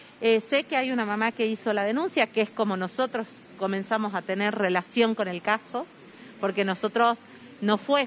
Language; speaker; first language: Spanish; native; Spanish